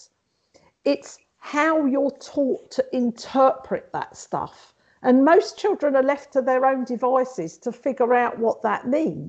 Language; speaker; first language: English; native; English